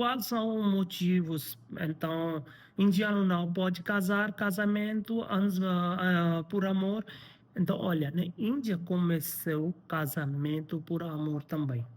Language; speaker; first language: Portuguese; non-native, learner; Hindi